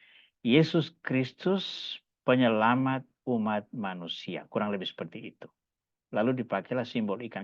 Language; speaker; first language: Indonesian; native; Indonesian